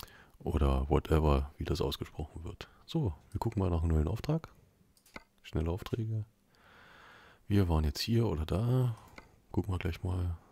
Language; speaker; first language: German; native; German